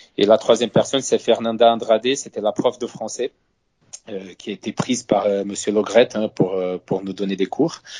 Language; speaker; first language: French; non-native, fluent; Portuguese